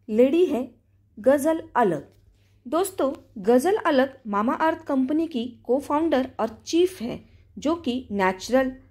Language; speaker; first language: Hindi; non-native, local second language; Marathi